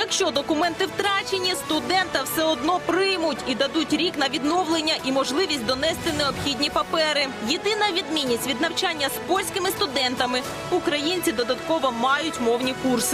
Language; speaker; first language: Ukrainian; native; Ukrainian